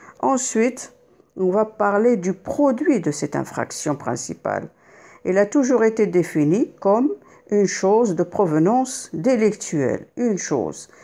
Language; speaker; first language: French; non-native, local second language; Arabic